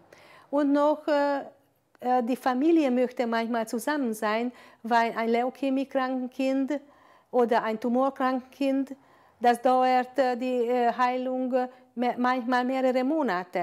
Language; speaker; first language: German; non-native, fluent; Hungarian